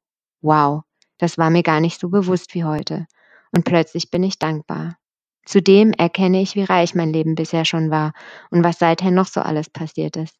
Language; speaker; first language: German; native; German